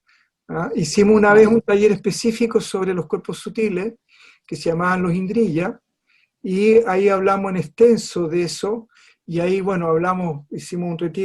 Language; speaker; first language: Spanish; native; Spanish